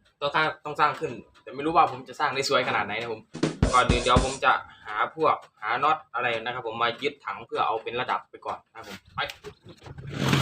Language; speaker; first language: Thai; native; Thai